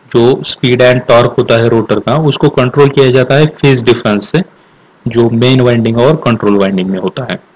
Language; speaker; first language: Hindi; non-native, local second language; Marathi